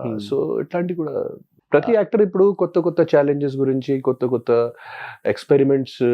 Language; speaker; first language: Telugu; non-native, local second language; Hindi